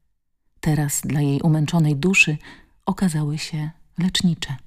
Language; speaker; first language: Polish; native; Polish